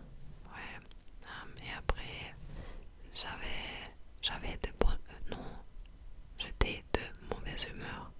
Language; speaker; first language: French; non-native, fluent; English